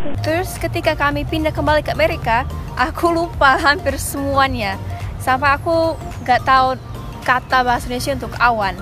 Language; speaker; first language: Indonesian; early bilingual, other home language; English